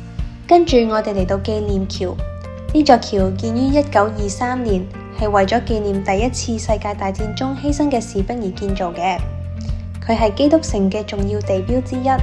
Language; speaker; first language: Chinese; native; Chinese